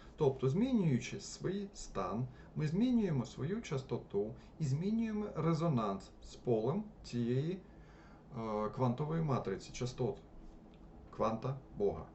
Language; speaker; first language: Ukrainian; non-native, local second language; Russian